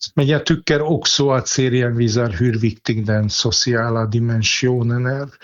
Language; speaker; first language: Swedish; non-native, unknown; Hungarian